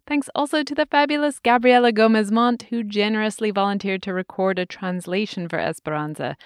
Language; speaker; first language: English; native; English